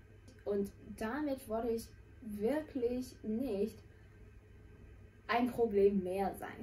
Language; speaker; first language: German; non-native, fluent; Chinese